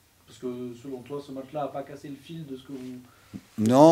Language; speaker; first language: French; native; French